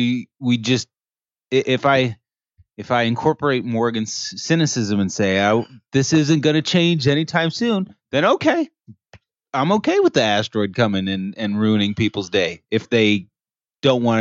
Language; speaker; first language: English; native; English